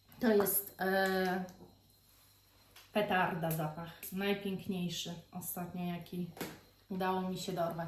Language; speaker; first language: Polish; native; Polish